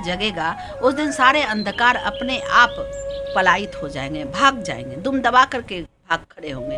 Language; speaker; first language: Hindi; native; Hindi